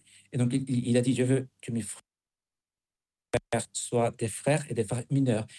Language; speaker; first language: French; non-native, fluent; Spanish